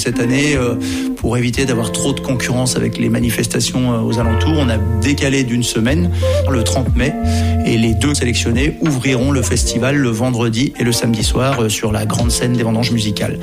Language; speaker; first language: French; native; French